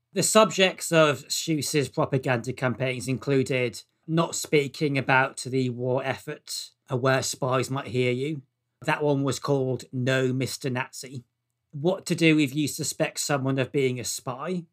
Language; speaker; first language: English; native; English